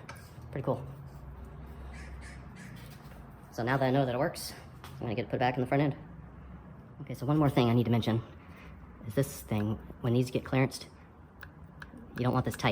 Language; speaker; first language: English; native; English